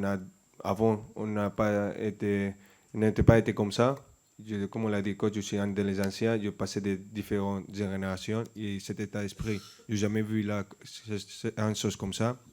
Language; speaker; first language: French; non-native, fluent; Spanish